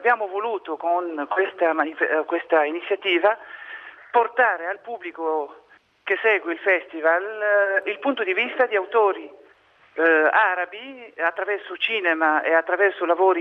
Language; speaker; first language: Italian; non-native, fluent; Arabic